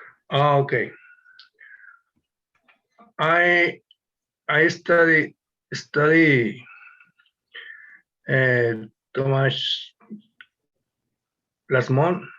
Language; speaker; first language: English; non-native, learner; Spanish